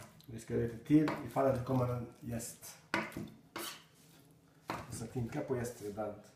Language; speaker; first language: Swedish; non-native, learner; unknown